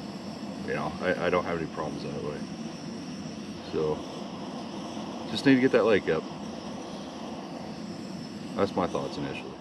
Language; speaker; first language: English; native; English